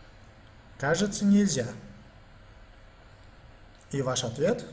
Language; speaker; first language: Russian; non-native, local second language; Uzbek